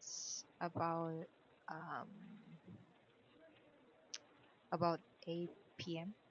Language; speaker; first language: English; non-native, learner; Korean